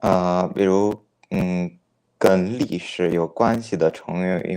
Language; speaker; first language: Chinese; non-native, fluent; Italian